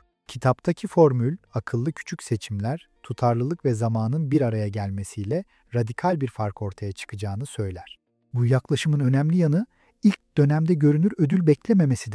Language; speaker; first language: Turkish; native; Turkish